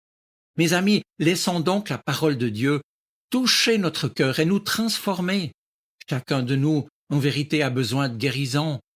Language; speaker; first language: French; native; French